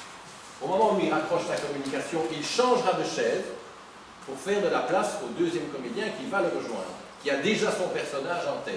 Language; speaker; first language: French; native; French